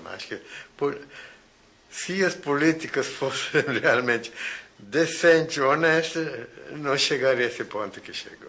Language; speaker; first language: Portuguese; non-native, fluent; Sinhala